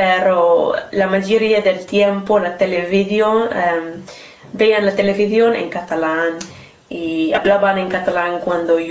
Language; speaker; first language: Spanish; non-native, learner; English